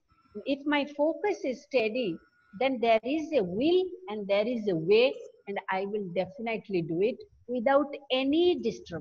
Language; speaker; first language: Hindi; non-native, local second language; Odia